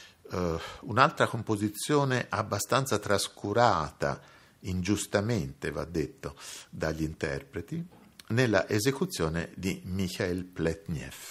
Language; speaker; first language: Italian; native; Italian